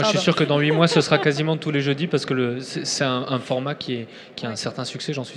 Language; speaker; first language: French; native; French